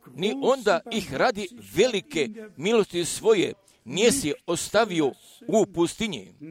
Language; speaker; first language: Croatian; early bilingual, heritage; Serbian